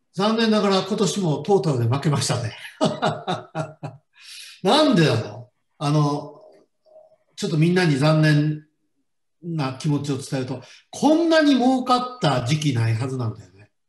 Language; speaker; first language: Japanese; native; Japanese